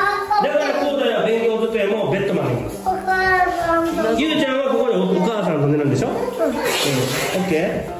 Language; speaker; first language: Japanese; native; Japanese